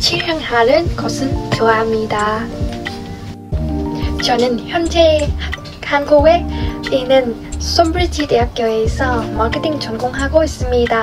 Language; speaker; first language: Korean; non-native, learner; Vietnamese